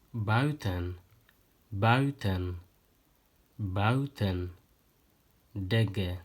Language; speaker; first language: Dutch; non-native, fluent; Tigrinya